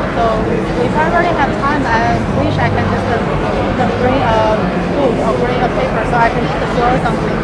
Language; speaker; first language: English; non-native, learner; Chinese